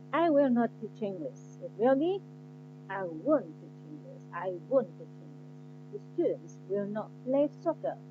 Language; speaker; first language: English; non-native, fluent; Indonesian